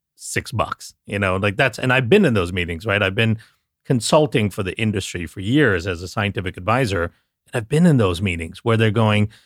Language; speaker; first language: English; non-native, local second language; Tamil